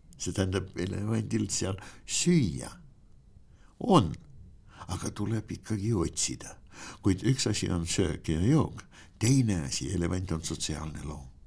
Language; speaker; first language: Estonian; non-native, local second language; Russian